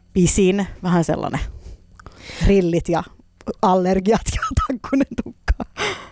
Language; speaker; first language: Finnish; native; Finnish